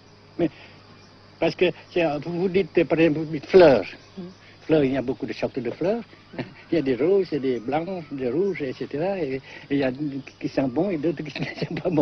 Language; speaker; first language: French; non-native, fluent; Vietnamese